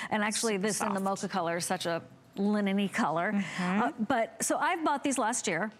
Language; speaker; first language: English; native; English